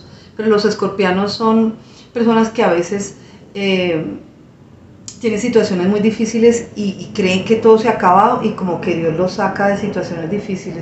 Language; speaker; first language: Spanish; native; Spanish